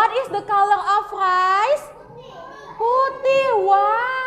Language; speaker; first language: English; non-native, learner; Indonesian